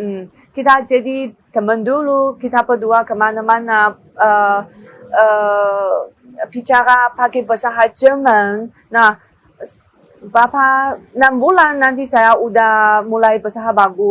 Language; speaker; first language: Indonesian; non-native, learner; Chinese